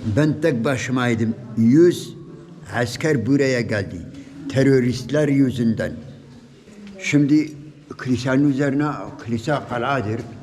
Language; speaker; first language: Turkish; non-native, local second language; Turoyo